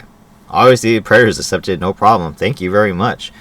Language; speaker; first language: English; native; English